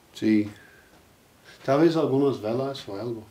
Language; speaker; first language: Spanish; non-native, learner; English